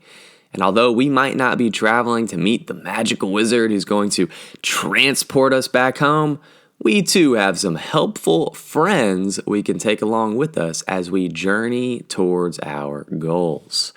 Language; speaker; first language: English; native; English